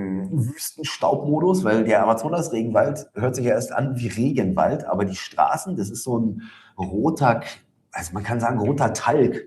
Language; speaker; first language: German; native; German